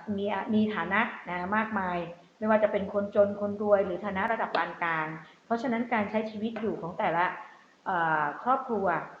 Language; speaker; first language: Thai; native; Thai